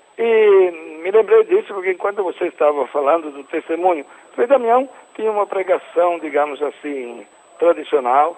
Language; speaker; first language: Portuguese; non-native, fluent; Italian